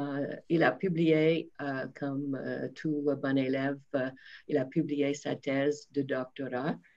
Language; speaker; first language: French; non-native, fluent; English